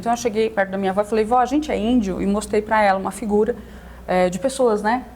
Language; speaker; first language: Portuguese; native; Portuguese